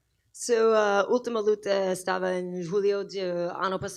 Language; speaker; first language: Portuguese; non-native, learner; English